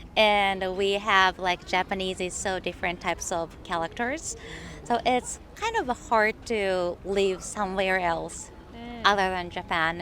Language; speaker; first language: English; non-native, learner; Japanese